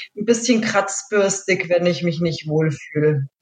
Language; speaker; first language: German; native; German